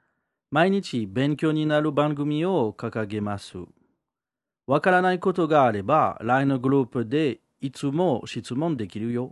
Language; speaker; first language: Japanese; non-native, learner; French